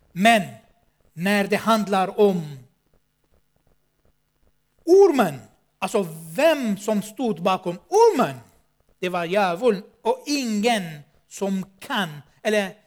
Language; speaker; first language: Swedish; non-native, fluent; Armenian